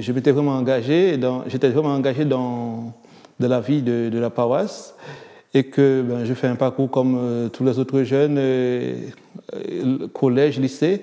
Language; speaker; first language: French; non-native, local second language; Haitian Creole